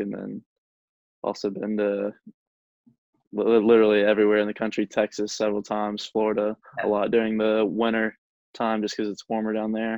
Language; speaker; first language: English; native; English